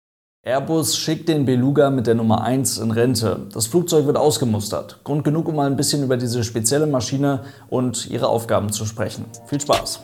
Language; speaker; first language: German; native; German